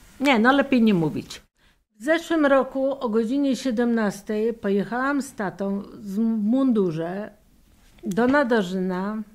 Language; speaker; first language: Polish; native; Polish